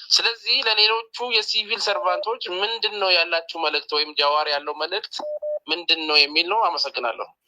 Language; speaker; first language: Amharic; native; Amharic